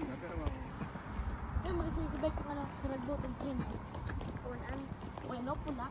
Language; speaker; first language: Filipino; non-native, local second language; Bikol